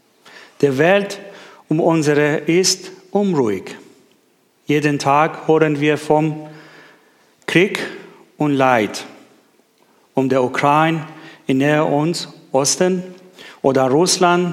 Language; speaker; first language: German; non-native, learner; Persian